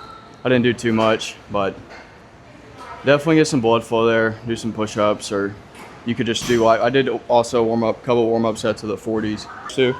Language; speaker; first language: English; native; English